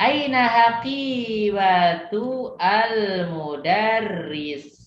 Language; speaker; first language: Arabic; non-native, fluent; Indonesian